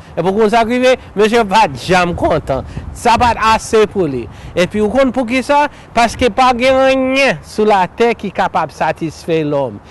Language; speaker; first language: Haitian Creole; native; Haitian Creole